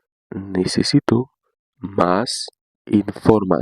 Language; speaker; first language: Spanish; non-native, learner; Haitian Creole